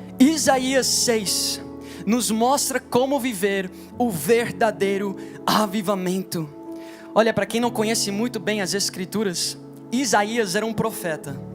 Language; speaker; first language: Portuguese; non-native, fluent; English